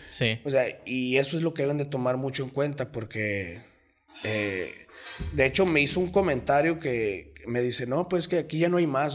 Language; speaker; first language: Spanish; native; Spanish